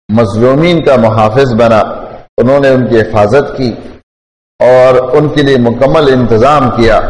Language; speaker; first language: Urdu; non-native, local second language; Pashto